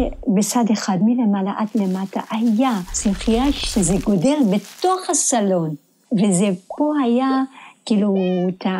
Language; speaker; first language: Hebrew; non-native, fluent; Persian